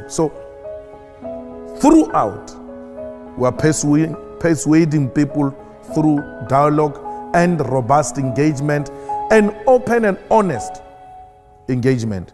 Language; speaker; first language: English; non-native, local second language; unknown